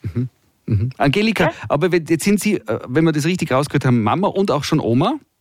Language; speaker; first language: German; native; German